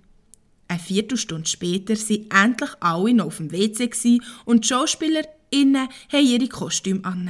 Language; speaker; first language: German; native; German